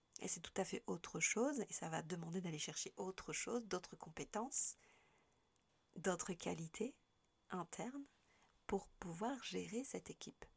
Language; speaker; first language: French; native; French